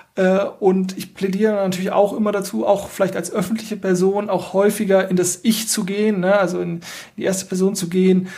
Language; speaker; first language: German; native; German